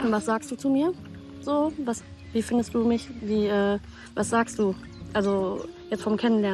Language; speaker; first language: German; native; German